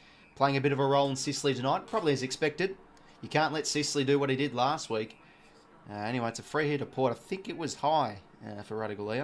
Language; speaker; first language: English; native; English